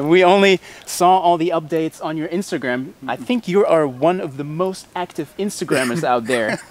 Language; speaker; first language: English; non-native, fluent; German